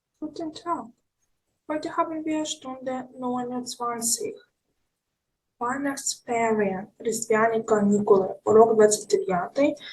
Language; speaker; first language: German; non-native, fluent; Ukrainian